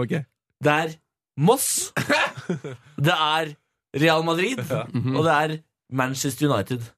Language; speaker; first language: Norwegian; native; Norwegian